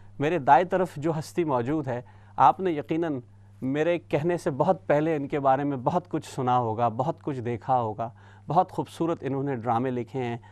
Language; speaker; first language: Urdu; native; Urdu